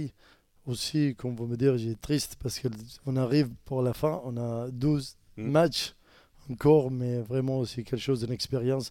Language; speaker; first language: French; non-native, learner; Arabic